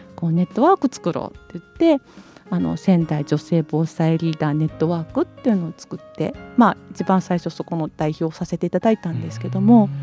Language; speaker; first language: Japanese; native; Japanese